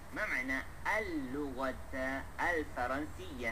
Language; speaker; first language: Arabic; non-native, fluent; Malay